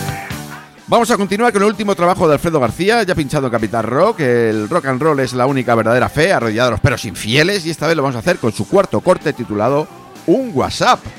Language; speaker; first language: Spanish; native; Spanish